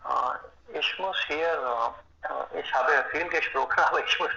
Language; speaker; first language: German; non-native, fluent; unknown